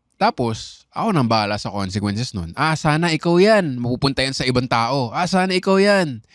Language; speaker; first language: Filipino; native; Filipino